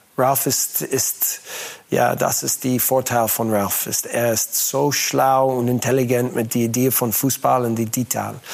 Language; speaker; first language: German; non-native, learner; English